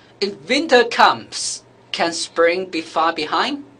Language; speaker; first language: English; non-native, fluent; Chinese